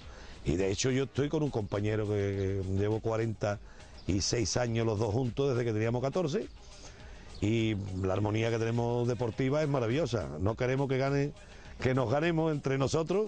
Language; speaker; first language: Spanish; native; Spanish